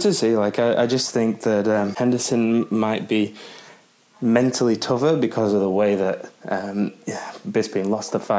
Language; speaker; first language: English; native; English